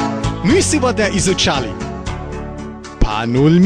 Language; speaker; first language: Russian; non-native, learner; German